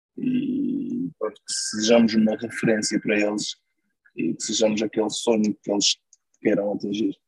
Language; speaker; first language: Portuguese; non-native, local second language; Kabuverdianu